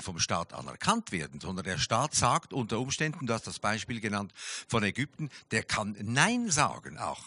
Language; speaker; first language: German; native; German